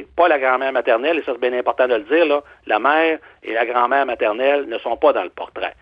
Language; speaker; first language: French; native; French